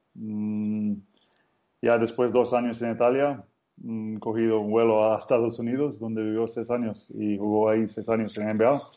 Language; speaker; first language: Spanish; non-native, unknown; Slovenian